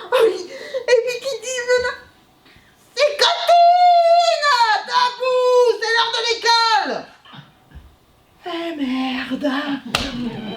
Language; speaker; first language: French; native; French